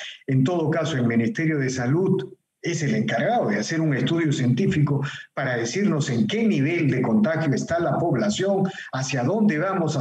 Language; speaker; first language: Spanish; native; Spanish